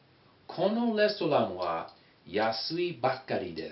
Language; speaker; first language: Japanese; non-native, fluent; English